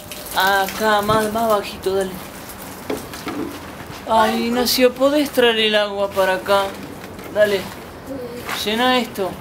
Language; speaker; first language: Spanish; native; Spanish